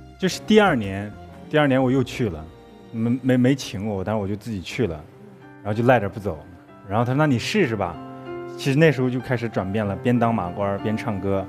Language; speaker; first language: Chinese; non-native, local second language; Mongolian